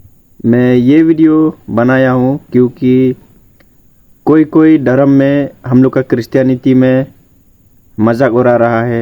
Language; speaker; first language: Hindi; non-native, local second language; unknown